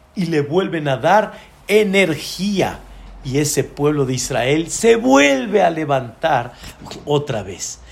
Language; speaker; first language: Spanish; early bilingual, other home language; Arabic